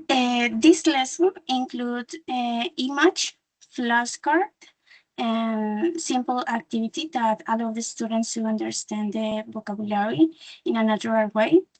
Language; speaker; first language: English; non-native, learner; Spanish